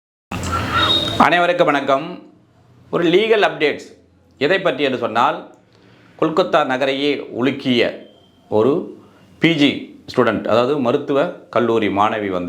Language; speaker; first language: Tamil; native; Tamil